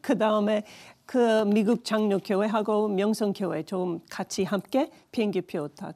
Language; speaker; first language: Korean; non-native, learner; English